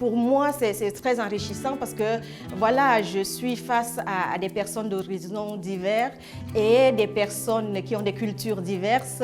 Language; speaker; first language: French; native; French